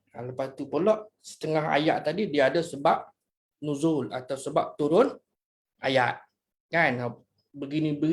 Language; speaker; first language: Malay; native; Malay